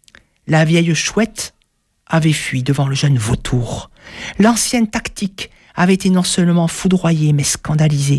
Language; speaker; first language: French; native; French